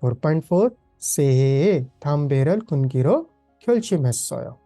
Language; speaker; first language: Korean; non-native, fluent; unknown